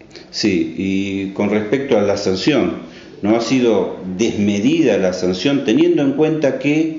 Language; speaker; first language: Spanish; native; Spanish